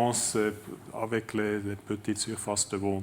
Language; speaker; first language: French; non-native, learner; German